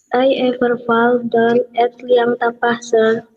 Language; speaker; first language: English; non-native, learner; Indonesian